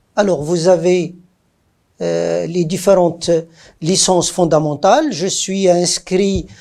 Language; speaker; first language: French; non-native, local second language; Arabic